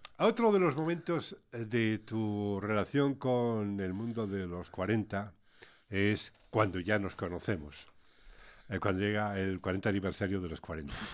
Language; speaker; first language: Spanish; native; Spanish